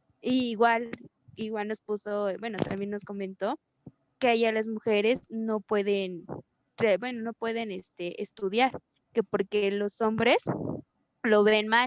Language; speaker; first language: Spanish; native; Spanish